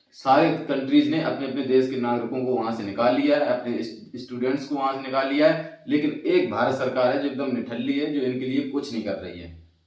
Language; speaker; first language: Hindi; native; Hindi